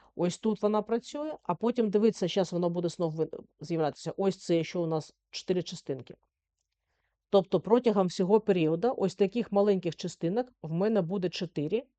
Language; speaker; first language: Ukrainian; native; Ukrainian